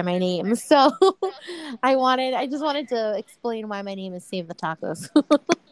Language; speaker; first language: English; native; English